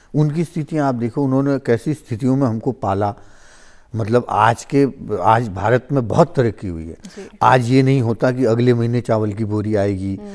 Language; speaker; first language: Hindi; native; Hindi